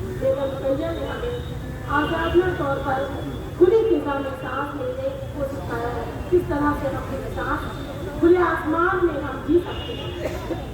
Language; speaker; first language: Urdu; native; Urdu